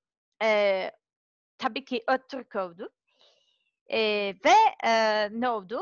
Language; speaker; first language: Turkish; non-native, learner; Serbian